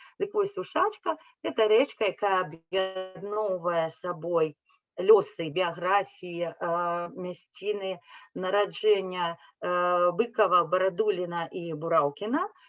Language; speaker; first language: Belarusian; native; Belarusian